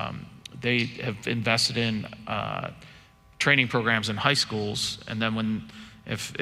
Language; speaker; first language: English; native; English